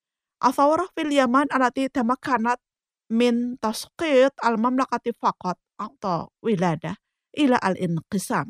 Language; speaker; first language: Arabic; non-native, fluent; Indonesian